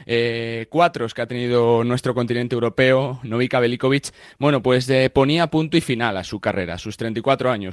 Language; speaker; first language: Spanish; native; Spanish